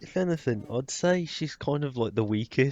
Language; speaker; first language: English; native; English